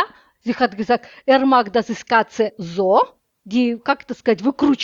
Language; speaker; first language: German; non-native, learner; Russian